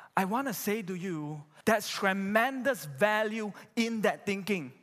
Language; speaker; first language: English; non-native, local second language; Chinese